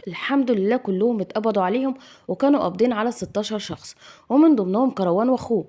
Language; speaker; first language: Arabic; native; Arabic